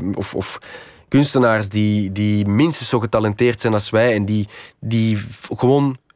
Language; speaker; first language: Dutch; native; Dutch